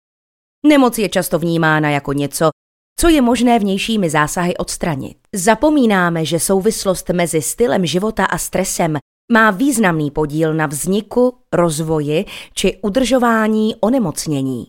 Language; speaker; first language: Czech; native; Czech